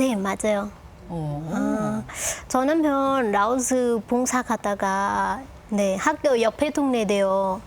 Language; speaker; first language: Korean; non-native, local second language; Lao